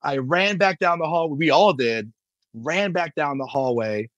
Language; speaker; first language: English; native; English